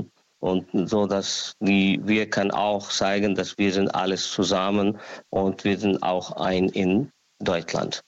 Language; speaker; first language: German; non-native, learner; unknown